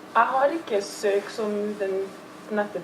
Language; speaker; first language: Norwegian; early bilingual, other home language; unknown